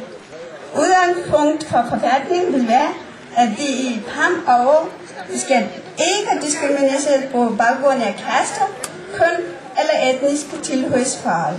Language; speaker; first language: Danish; non-native, fluent; Nepali